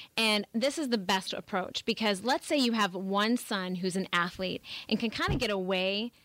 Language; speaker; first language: English; native; English